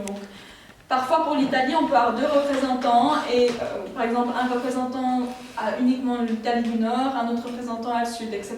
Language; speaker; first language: French; native; French